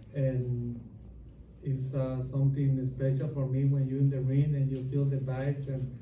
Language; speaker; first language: English; non-native, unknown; Spanish